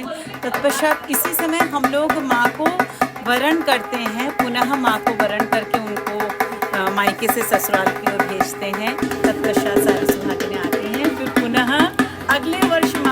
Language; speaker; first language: Hindi; non-native, local second language; Bangla